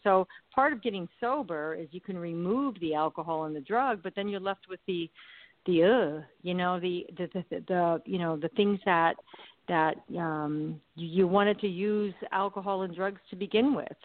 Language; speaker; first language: English; native; English